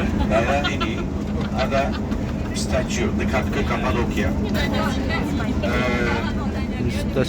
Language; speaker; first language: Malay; non-native, fluent; Turkish